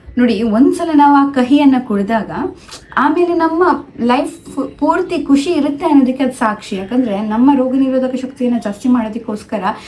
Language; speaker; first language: Kannada; non-native, local second language; Tulu